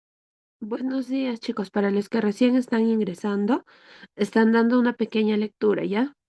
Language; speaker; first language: Spanish; native; Spanish